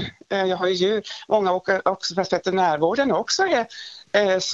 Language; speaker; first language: Swedish; native; Swedish